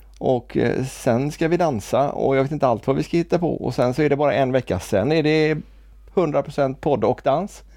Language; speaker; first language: Swedish; native; Swedish